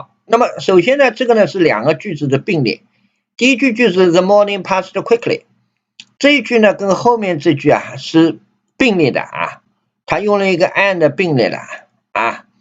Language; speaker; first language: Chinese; native; Chinese